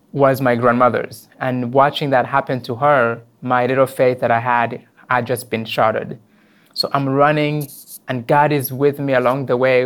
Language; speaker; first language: English; non-native, local second language; Kinyarwanda